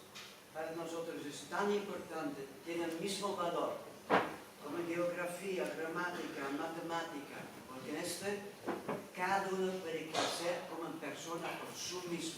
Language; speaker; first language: Spanish; non-native, learner; Dutch